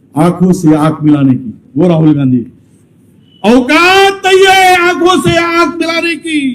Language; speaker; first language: Hindi; non-native, local second language; Marathi